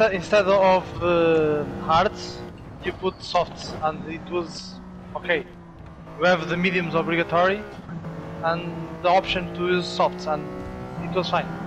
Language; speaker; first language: English; non-native, fluent; Portuguese